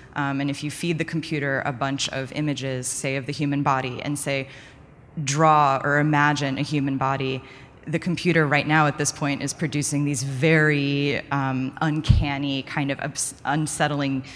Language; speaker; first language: English; native; English